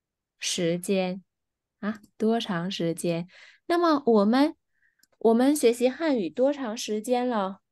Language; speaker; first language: Chinese; non-native, fluent; Vietnamese